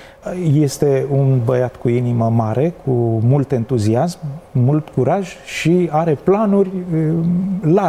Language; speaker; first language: Romanian; native; Romanian